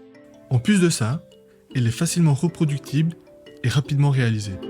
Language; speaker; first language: French; native; French